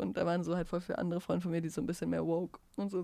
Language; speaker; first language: German; native; German